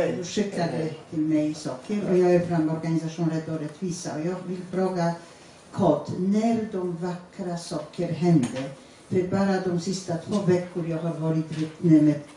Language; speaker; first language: Swedish; non-native, fluent; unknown